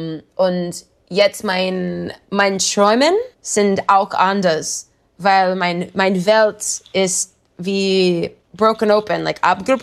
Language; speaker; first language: German; non-native, learner; English